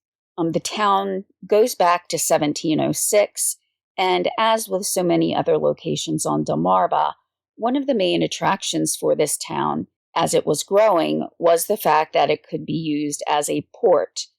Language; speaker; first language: English; native; English